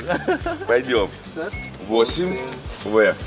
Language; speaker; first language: Russian; native; Russian